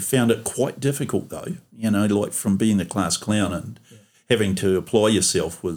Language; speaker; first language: English; native; English